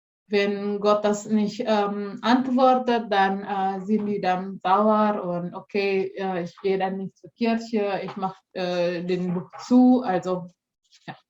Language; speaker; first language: German; non-native, fluent; Indonesian